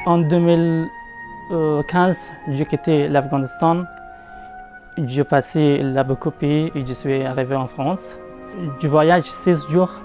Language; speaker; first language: French; non-native, learner; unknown